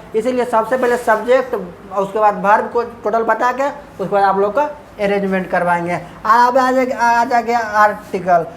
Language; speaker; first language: Hindi; native; Hindi